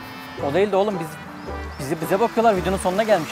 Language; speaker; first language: Turkish; native; Turkish